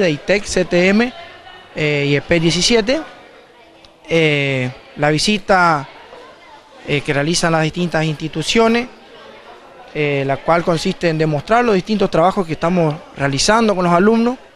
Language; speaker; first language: Spanish; native; Spanish